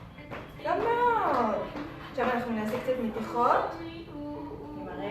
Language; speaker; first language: Hebrew; native; Hebrew